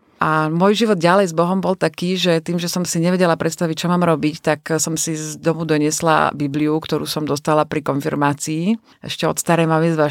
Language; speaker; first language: Slovak; native; Slovak